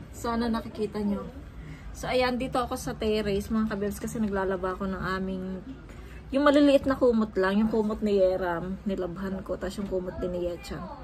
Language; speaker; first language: Filipino; native; Filipino